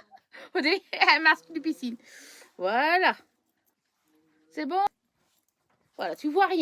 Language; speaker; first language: French; native; French